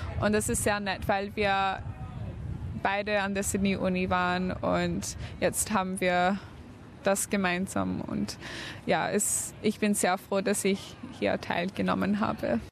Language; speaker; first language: German; early bilingual, heritage; German